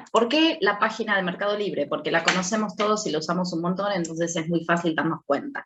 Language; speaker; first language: Spanish; native; Spanish